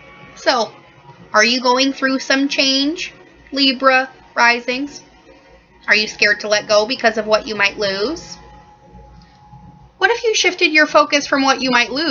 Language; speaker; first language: English; native; English